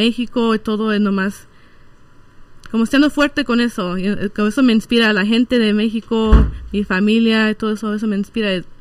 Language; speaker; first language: Spanish; early bilingual, heritage; Spanish